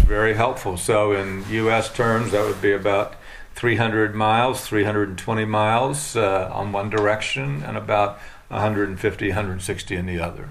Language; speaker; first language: English; native; English